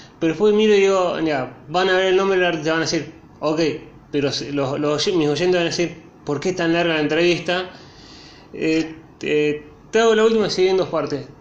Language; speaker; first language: Spanish; native; Spanish